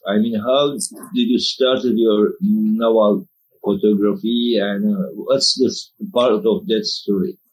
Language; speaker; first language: English; non-native, fluent; Turkish